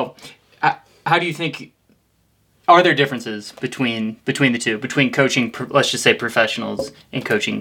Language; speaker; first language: English; native; English